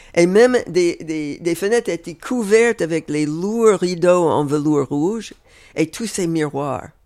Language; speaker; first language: French; non-native, fluent; English